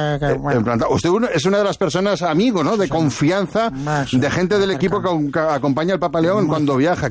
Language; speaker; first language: Spanish; native; Spanish